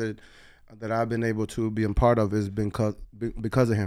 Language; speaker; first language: English; early bilingual, other home language; Spanish